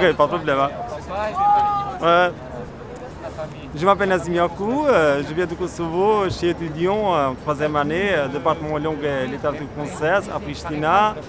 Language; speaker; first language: French; non-native, fluent; Albanian